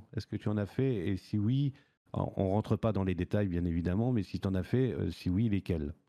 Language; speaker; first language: French; native; French